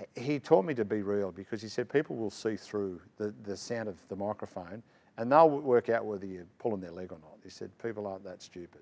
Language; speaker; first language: English; native; English